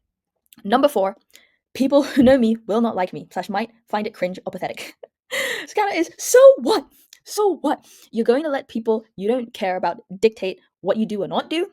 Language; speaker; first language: English; native; English